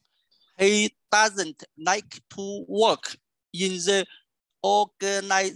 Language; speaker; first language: English; non-native, learner; Vietnamese